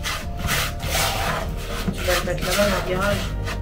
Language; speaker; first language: French; native; French